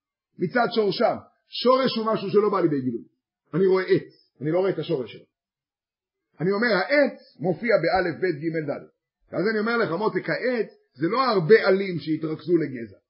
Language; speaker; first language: Hebrew; native; Hebrew